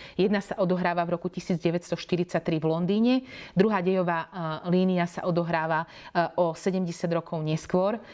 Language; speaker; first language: Slovak; native; Slovak